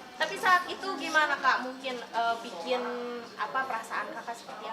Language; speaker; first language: Indonesian; native; Indonesian